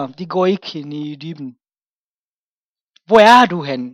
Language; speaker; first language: Danish; non-native, fluent; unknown